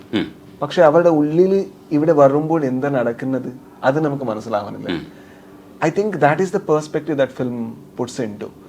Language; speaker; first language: Malayalam; non-native, local second language; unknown